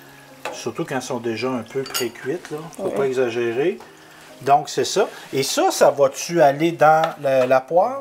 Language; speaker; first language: French; native; French